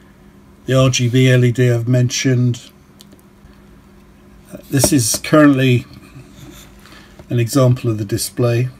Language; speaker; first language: English; native; English